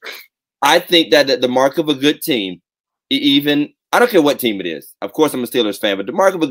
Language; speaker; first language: English; native; English